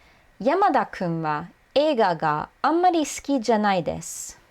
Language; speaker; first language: Japanese; non-native, fluent; English